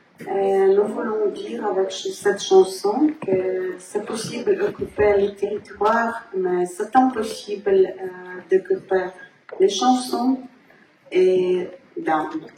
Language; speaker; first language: French; non-native, learner; Ukrainian